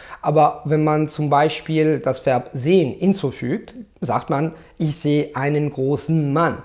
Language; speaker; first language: German; non-native, fluent; Italian